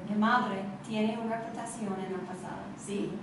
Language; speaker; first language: Spanish; non-native, learner; English